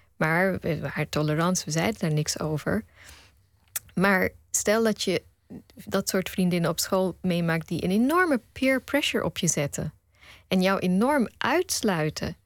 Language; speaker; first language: Dutch; early bilingual, other home language; Punjabi